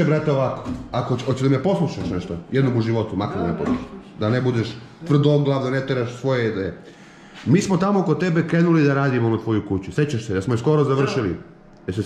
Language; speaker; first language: Serbian; native; Serbian